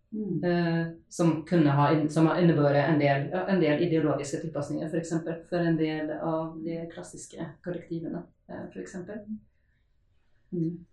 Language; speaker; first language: Norwegian; non-native, fluent; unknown